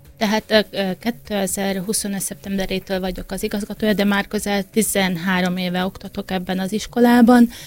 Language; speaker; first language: Hungarian; native; Hungarian